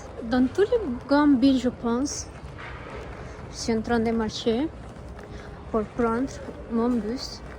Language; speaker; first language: French; non-native, learner; Spanish